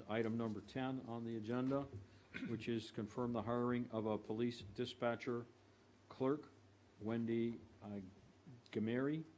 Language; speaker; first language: English; native; English